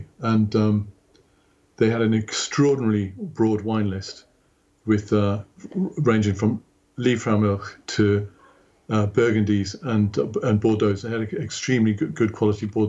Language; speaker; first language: English; native; English